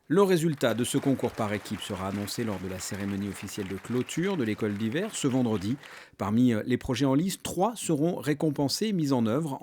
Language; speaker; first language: French; native; French